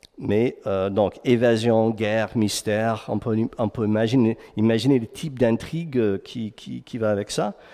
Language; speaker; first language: French; non-native, fluent; English